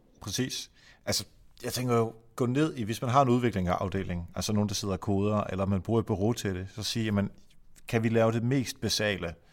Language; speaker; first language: Danish; non-native, fluent; Dutch